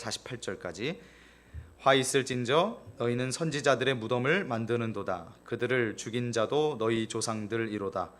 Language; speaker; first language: Korean; native; Korean